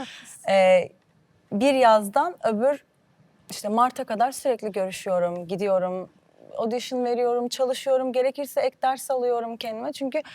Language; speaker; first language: Turkish; early bilingual, heritage; Turkish